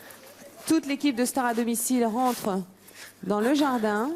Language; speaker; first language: French; native; French